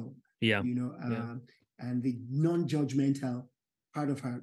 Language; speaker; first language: English; non-native, local second language; Yoruba